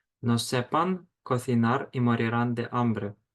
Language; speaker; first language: Spanish; non-native, fluent; Ukrainian